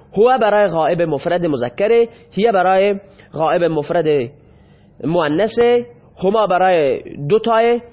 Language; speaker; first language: Persian; non-native, local second language; Baluchi